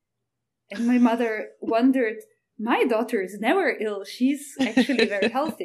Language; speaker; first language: English; non-native, fluent; Ukrainian